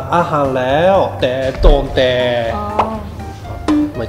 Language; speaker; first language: Thai; non-native, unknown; Japanese